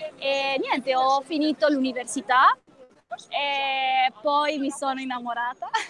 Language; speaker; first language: Italian; non-native, fluent; Spanish